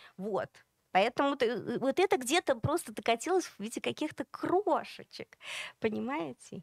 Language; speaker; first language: Russian; native; Russian